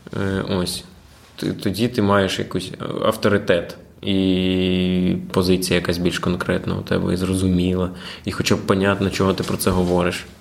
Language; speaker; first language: Ukrainian; non-native, local second language; Russian